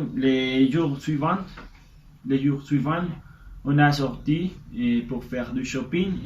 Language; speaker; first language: French; non-native, learner; Spanish